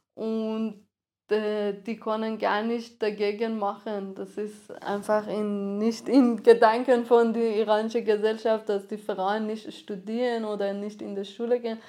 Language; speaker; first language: German; non-native, fluent; Persian